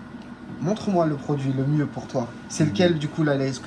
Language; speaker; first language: French; native; French